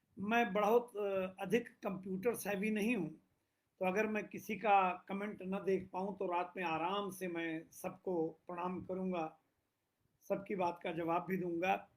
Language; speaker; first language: Hindi; native; Hindi